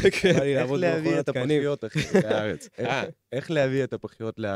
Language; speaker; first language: Hebrew; non-native, fluent; Russian